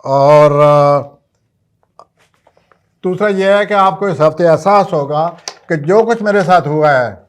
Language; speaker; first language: Urdu; native; Urdu